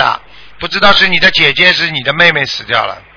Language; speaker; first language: Chinese; native; Chinese